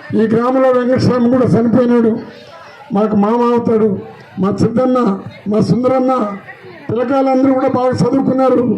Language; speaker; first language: Telugu; native; Telugu